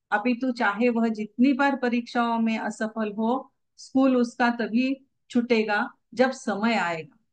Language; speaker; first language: Hindi; non-native, local second language; Marathi